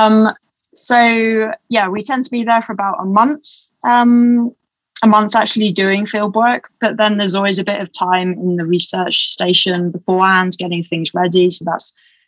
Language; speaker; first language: English; native; English